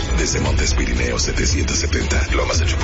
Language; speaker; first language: Spanish; native; Spanish